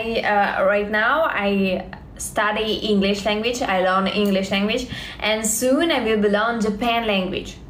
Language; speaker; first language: English; non-native, learner; Russian